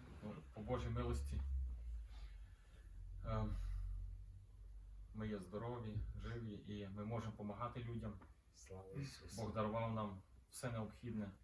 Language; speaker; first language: Ukrainian; native; Ukrainian